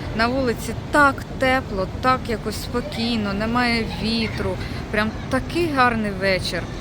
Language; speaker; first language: Ukrainian; non-native, local second language; Russian